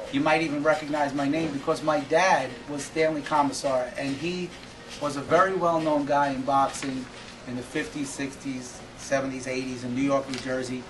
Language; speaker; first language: English; native; English